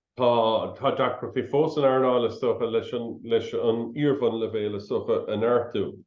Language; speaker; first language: Irish; non-native, local second language; English